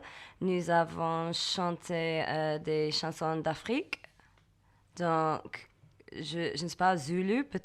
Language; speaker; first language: French; non-native, fluent; English